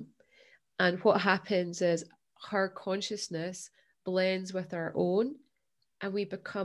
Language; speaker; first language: English; native; English